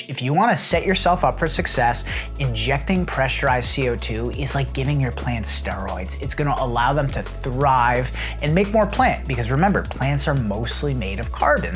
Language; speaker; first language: English; native; English